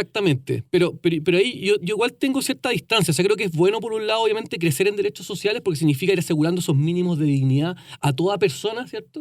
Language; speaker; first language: Spanish; native; Spanish